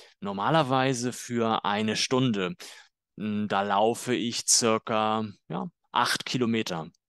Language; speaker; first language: German; native; German